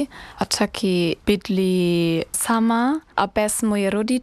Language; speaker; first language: Czech; non-native, learner; German